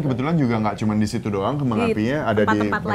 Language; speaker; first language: Indonesian; native; Indonesian